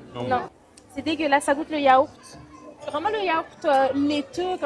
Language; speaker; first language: French; native; French